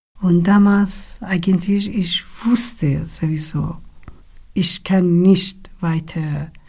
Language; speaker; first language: German; non-native, learner; Kurdish